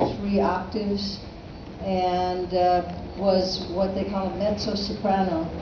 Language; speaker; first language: English; native; English